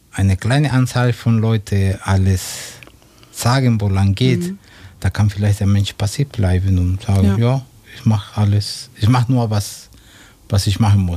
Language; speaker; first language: German; non-native, fluent; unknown